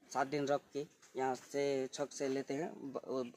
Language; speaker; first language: Hindi; non-native, local second language; Odia